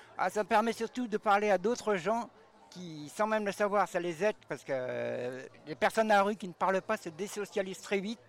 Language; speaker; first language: French; native; French